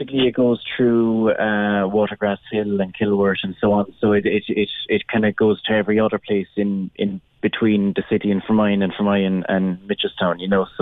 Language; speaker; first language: English; native; English